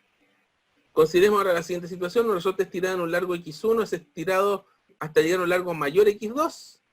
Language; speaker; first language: Spanish; native; Spanish